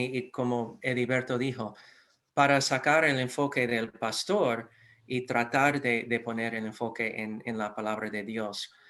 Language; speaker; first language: Spanish; non-native, fluent; English